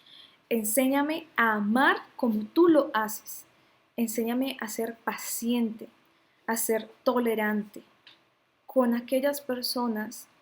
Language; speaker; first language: Spanish; native; Spanish